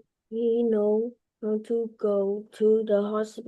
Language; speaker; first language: English; non-native, learner; Vietnamese